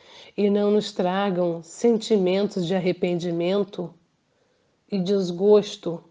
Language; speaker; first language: Portuguese; native; Portuguese